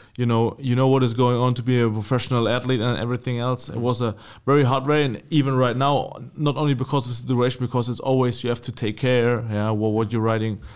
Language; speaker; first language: English; non-native, fluent; German